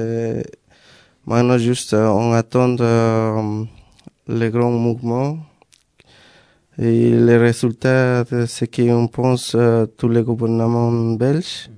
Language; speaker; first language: French; non-native, learner; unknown